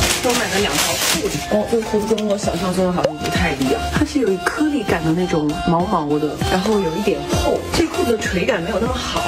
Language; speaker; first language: Chinese; native; Chinese